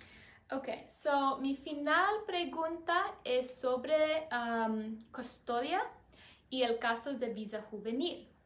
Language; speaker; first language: Spanish; non-native, learner; English